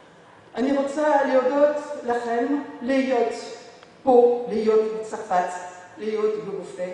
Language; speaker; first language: Hebrew; non-native, learner; French